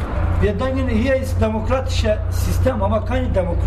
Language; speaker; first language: German; non-native, learner; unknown